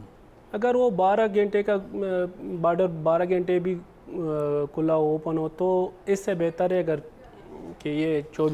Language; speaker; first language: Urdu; non-native, fluent; Pashto